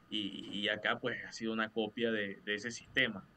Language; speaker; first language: Spanish; native; Spanish